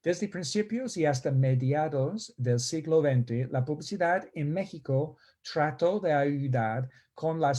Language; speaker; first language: Spanish; non-native, fluent; English